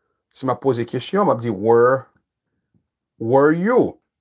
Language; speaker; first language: English; non-native, fluent; Haitian Creole